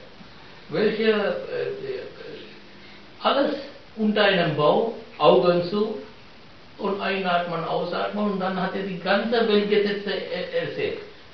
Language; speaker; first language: German; non-native, fluent; Sinhala